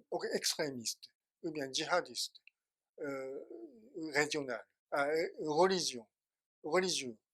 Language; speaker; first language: French; non-native, fluent; Japanese